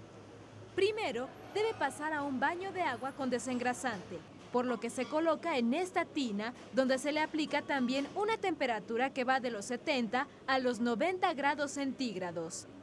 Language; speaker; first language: Spanish; native; Spanish